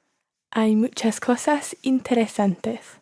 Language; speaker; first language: Spanish; non-native, learner; English